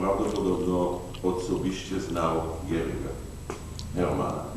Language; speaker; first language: Polish; non-native, fluent; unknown